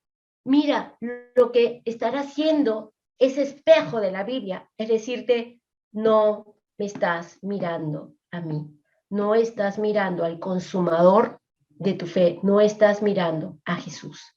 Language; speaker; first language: Spanish; native; Spanish